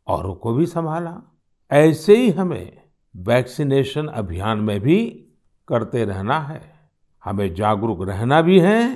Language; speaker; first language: Hindi; non-native, local second language; Gujarati